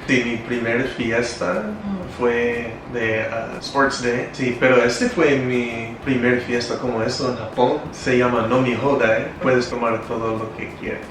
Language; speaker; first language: Spanish; non-native, fluent; English